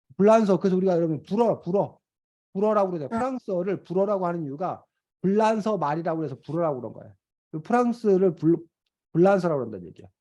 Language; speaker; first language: Korean; native; Korean